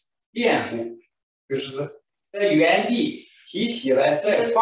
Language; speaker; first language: Chinese; native; Chinese